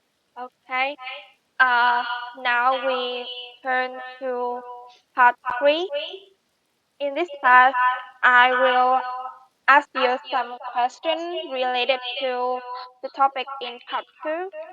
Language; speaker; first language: English; non-native, learner; Vietnamese